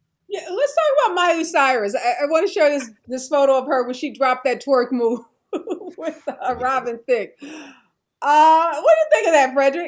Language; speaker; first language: English; native; English